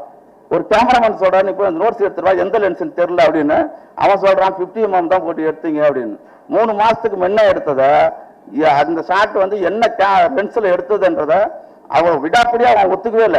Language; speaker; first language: Tamil; native; Tamil